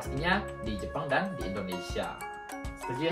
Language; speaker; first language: Indonesian; native; Indonesian